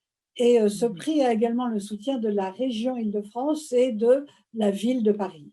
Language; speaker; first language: French; native; French